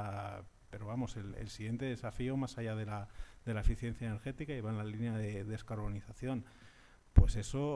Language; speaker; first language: Spanish; native; Spanish